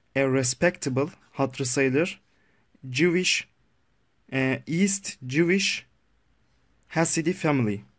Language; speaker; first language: English; non-native, learner; Turkish